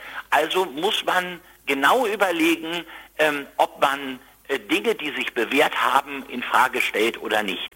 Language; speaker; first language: German; native; German